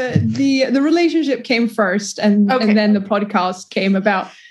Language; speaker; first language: English; non-native, fluent; Swedish